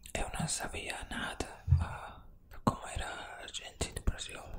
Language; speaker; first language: Portuguese; non-native, learner; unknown